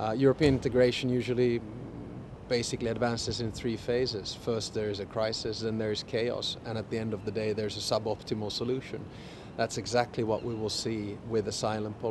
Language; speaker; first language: English; non-native, fluent; Finnish